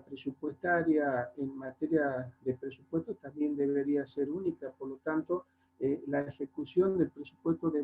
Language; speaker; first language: Spanish; native; Spanish